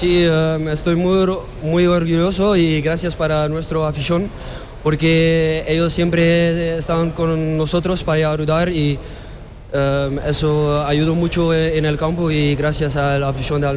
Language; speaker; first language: Spanish; non-native, learner; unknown